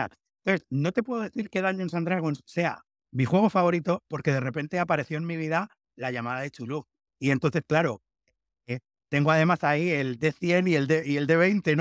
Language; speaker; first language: Spanish; native; Spanish